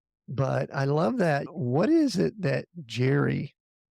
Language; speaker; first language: English; native; English